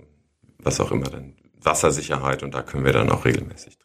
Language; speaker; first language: German; native; German